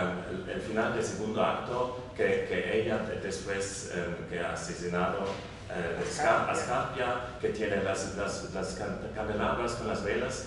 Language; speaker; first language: Spanish; non-native, learner; German